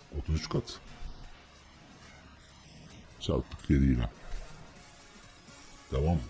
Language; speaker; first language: Turkish; native; Turkish